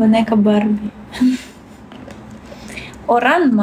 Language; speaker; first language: Indonesian; non-native, learner; Russian